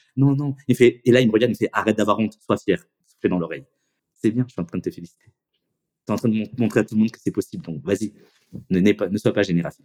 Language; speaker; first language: French; native; French